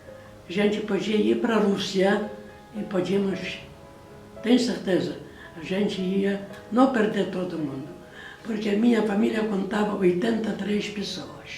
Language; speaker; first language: Portuguese; non-native, fluent; Polish